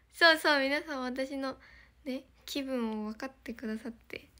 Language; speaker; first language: Japanese; native; Japanese